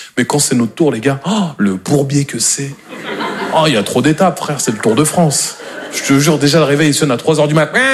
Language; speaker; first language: French; native; French